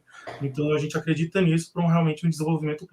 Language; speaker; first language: Portuguese; native; Portuguese